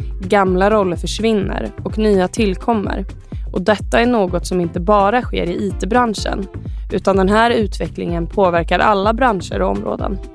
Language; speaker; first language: Swedish; native; Swedish